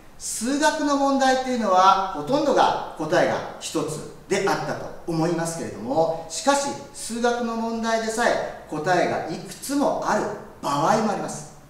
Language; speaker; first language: Japanese; native; Japanese